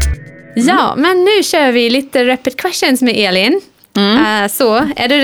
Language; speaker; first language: Swedish; non-native, fluent; German